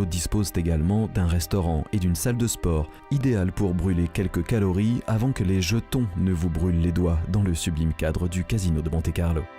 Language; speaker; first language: French; native; French